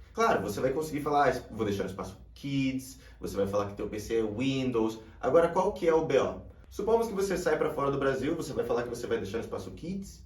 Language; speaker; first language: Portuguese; early bilingual, heritage; Portuguese